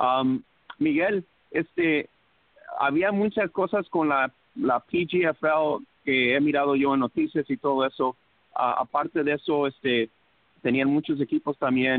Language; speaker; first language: Spanish; early bilingual, heritage; English